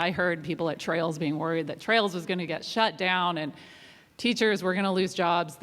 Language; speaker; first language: English; non-native, fluent; German